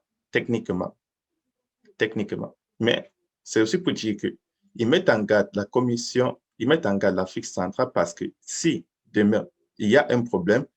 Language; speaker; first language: French; native; French